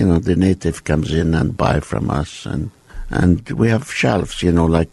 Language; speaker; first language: English; non-native, fluent; Arabic